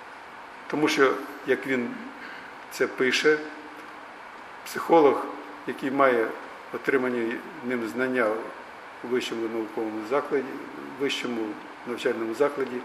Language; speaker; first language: Ukrainian; native; Ukrainian